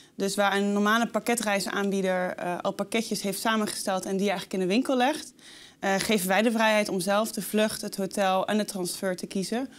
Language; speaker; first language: Dutch; native; Dutch